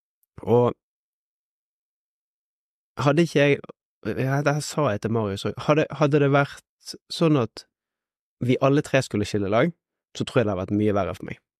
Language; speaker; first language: Norwegian; native; Norwegian